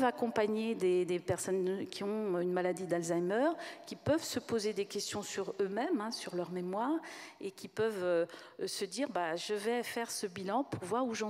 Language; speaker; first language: French; native; French